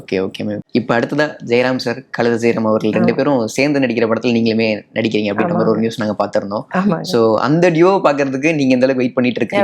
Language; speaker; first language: Tamil; native; Tamil